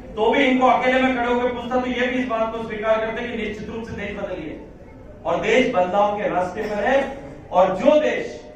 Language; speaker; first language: Hindi; native; Hindi